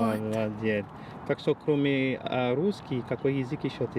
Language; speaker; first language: Russian; non-native, learner; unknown